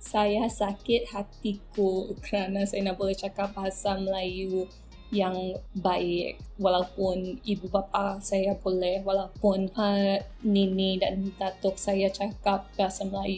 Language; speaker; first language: Indonesian; non-native, local second language; English